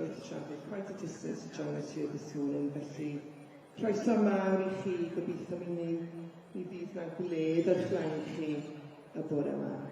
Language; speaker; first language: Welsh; native; Welsh